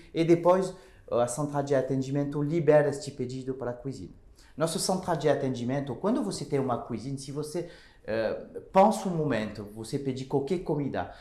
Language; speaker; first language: Portuguese; non-native, fluent; French